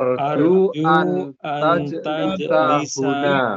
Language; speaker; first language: Arabic; non-native, learner; Indonesian